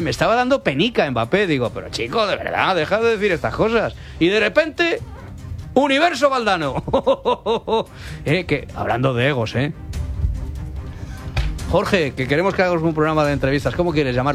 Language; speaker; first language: Spanish; native; Spanish